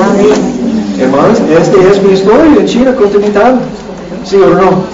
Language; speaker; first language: Spanish; non-native, learner; English